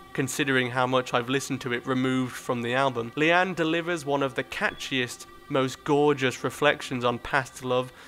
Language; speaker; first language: English; native; English